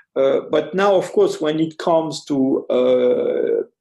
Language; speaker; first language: English; early bilingual, other home language; French